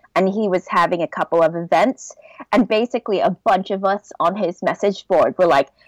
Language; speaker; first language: English; native; English